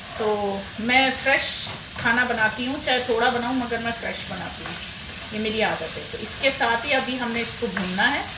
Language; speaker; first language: Urdu; native; Urdu